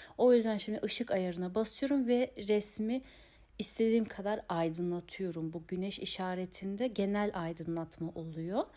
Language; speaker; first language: Turkish; early bilingual, heritage; Turkish